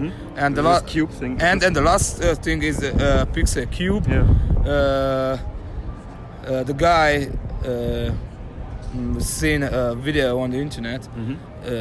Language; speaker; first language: English; non-native, learner; Hungarian